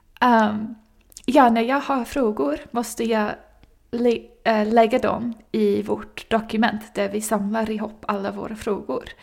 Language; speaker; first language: Swedish; non-native, learner; English